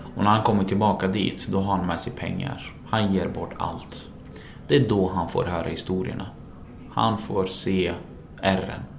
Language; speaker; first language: Swedish; early bilingual, other home language; Kurdish